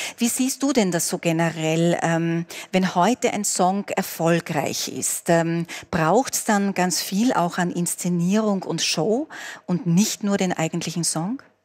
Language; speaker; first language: German; native; German